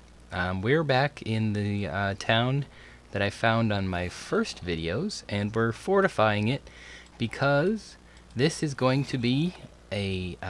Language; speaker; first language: English; native; English